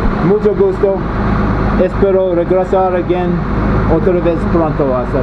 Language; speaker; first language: Spanish; non-native, learner; English